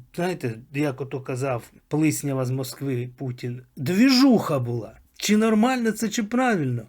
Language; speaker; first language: Ukrainian; native; Ukrainian